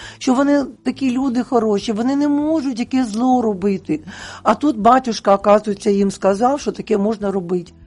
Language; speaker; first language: Ukrainian; non-native, local second language; Russian